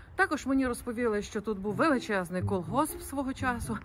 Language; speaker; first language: Ukrainian; native; Ukrainian